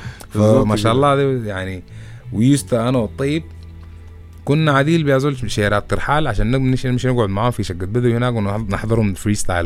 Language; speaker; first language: Arabic; native; Arabic